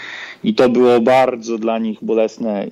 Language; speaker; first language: Polish; native; Polish